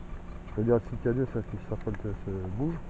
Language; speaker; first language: French; native; French